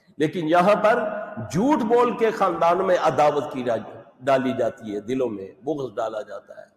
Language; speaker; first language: Urdu; native; Urdu